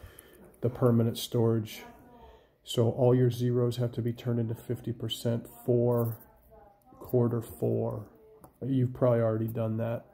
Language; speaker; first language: English; native; English